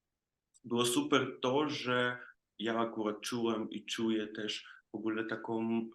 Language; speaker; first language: Polish; non-native, fluent; Ukrainian